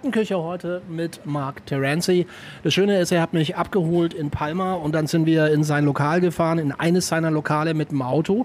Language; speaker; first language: German; native; German